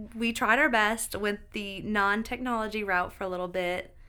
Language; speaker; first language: English; native; English